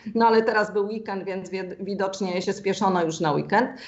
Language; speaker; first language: Polish; native; Polish